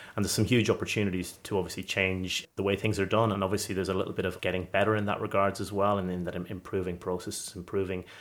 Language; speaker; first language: English; native; English